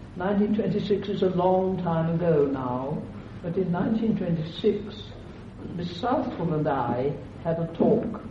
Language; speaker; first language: English; native; English